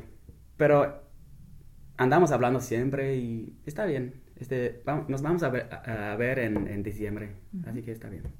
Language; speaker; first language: Spanish; non-native, fluent; English